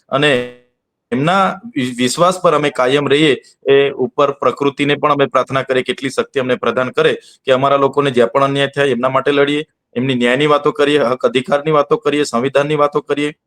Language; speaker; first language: Gujarati; non-native, local second language; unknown